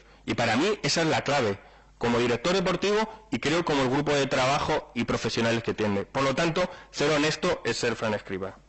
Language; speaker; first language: Spanish; native; Spanish